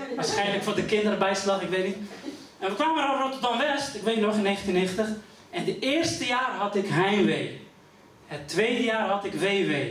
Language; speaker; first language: Dutch; early bilingual, other home language; Riffian